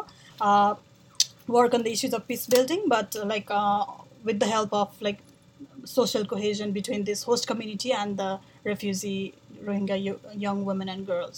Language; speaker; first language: English; non-native, local second language; Nepali